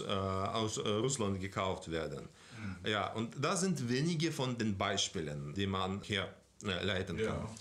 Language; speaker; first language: German; non-native, fluent; Russian